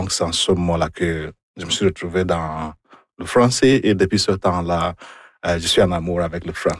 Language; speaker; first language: French; non-native, fluent; Igbo